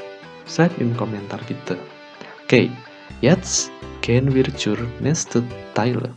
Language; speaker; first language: German; non-native, learner; Indonesian